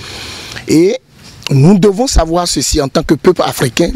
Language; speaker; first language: French; non-native, local second language; Fon